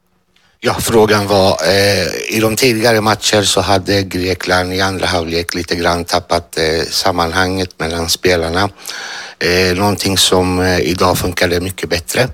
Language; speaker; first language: Swedish; non-native, fluent; Greek